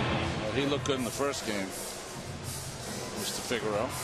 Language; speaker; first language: English; native; English